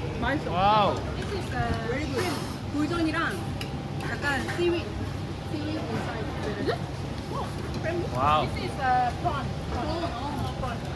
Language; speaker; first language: English; non-native, fluent; Korean